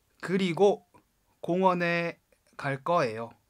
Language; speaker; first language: Korean; non-native, fluent; Chinese